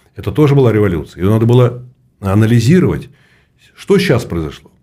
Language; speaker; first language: Russian; native; Russian